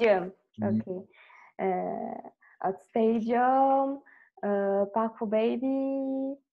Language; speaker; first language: English; non-native, learner; French